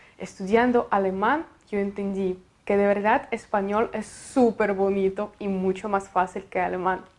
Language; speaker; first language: Spanish; non-native, fluent; Russian